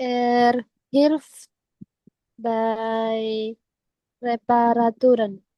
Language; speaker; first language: German; non-native, learner; Indonesian